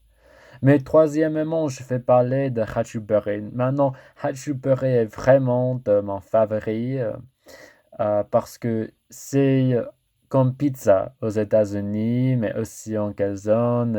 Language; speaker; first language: French; non-native, learner; English